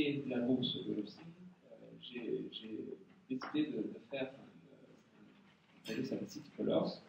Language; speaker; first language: French; native; French